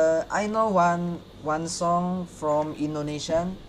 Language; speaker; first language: English; non-native, learner; Hakka Chinese